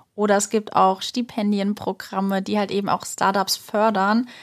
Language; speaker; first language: German; native; German